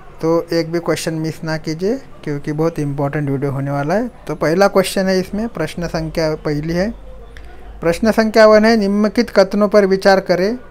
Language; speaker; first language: Hindi; non-native, local second language; Marathi